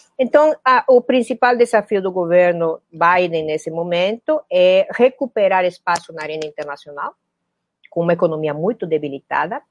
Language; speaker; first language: Portuguese; non-native, fluent; Spanish